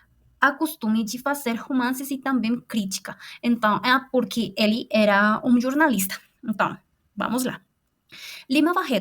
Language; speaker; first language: Portuguese; non-native, fluent; Spanish